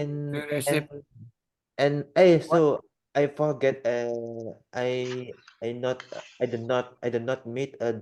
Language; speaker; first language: English; non-native, learner; Indonesian